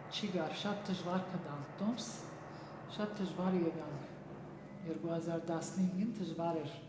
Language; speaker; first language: Armenian; early bilingual, heritage; Armenian